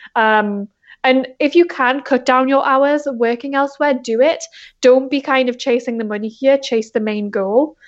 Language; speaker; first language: English; native; English